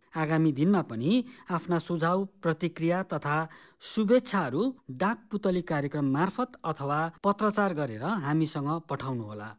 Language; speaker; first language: Nepali; native; Nepali